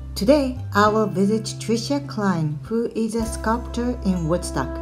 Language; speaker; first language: English; non-native, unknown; Japanese